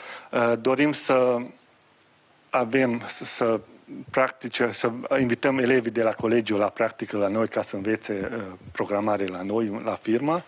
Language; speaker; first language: Romanian; non-native, local second language; Hungarian